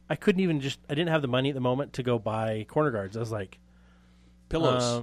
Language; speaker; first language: English; native; English